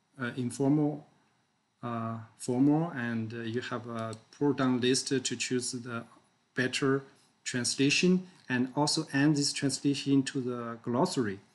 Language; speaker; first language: English; non-native, fluent; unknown